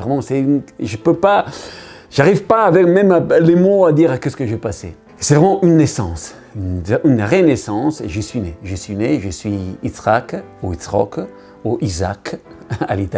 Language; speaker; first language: French; non-native, learner; Italian